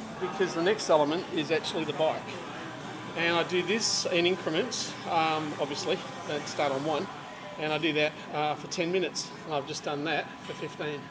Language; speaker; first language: English; native; English